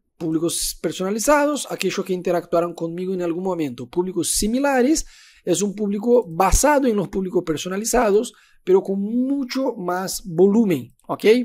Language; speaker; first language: Spanish; non-native, fluent; Portuguese